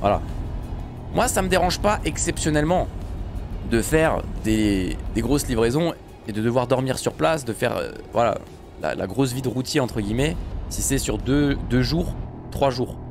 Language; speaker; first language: French; native; French